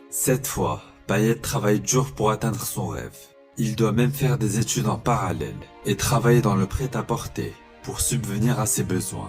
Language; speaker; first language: French; native; French